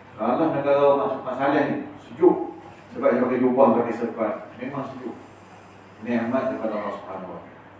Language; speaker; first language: Malay; early bilingual, heritage; Malay